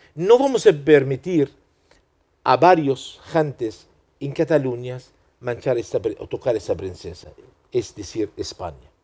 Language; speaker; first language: Spanish; non-native, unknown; Arabic